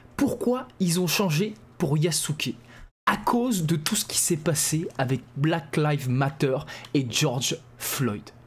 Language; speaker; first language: French; native; French